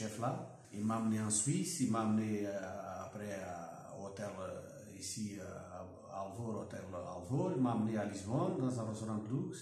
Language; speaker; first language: French; non-native, fluent; Portuguese